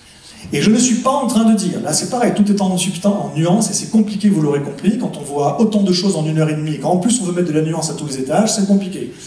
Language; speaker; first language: French; native; French